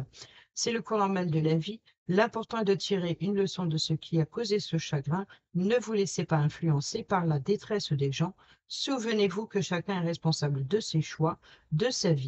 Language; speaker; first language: French; native; French